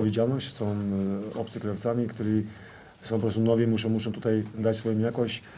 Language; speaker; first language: Polish; non-native, fluent; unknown